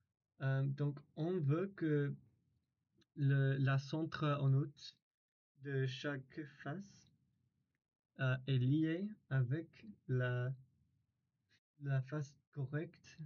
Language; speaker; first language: French; non-native, learner; English